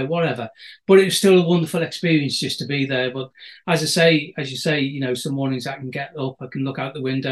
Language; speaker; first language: English; native; English